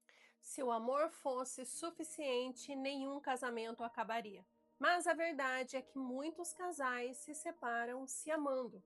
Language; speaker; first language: Portuguese; native; Portuguese